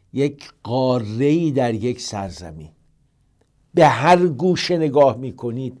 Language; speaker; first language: Persian; native; Persian